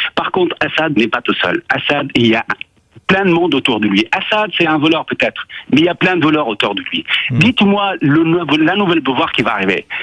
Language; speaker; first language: French; non-native, fluent; Arabic